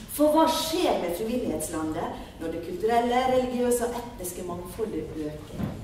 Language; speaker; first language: Norwegian; native; Norwegian